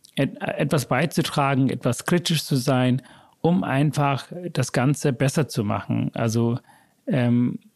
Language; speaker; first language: German; early bilingual, other home language; Sinhala